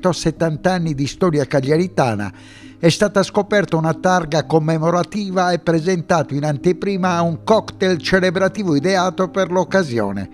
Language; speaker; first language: Italian; native; Italian